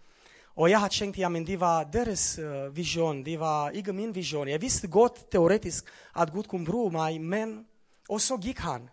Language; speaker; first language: Swedish; non-native, learner; Romanian